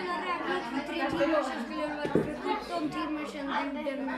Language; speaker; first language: Swedish; native; Swedish